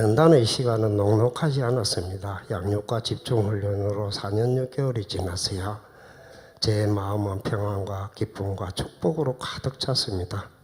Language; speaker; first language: Korean; native; Korean